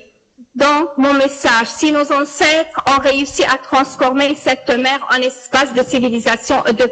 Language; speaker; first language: French; non-native, local second language; Arabic